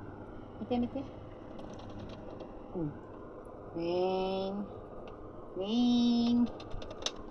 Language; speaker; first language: Japanese; non-native, fluent; Filipino